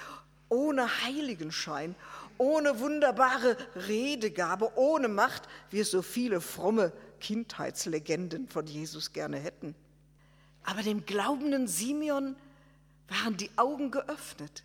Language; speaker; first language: German; native; German